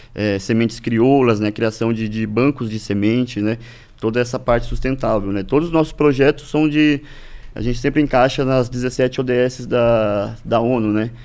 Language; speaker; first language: Portuguese; native; Portuguese